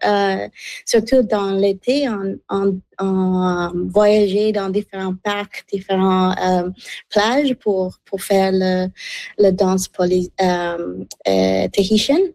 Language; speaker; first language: French; non-native, fluent; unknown